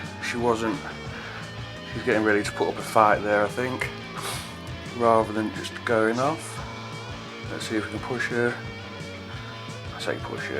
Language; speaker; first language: English; native; English